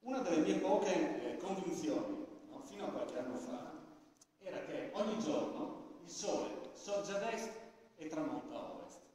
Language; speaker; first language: Italian; native; Italian